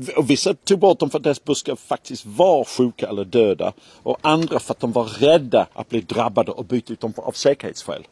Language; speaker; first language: Swedish; non-native, fluent; English